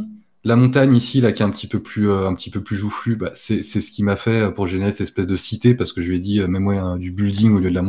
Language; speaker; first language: French; native; French